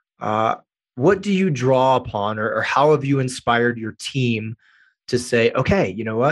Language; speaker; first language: English; native; English